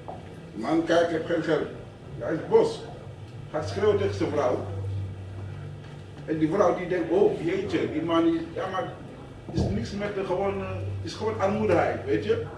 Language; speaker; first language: Dutch; non-native, fluent; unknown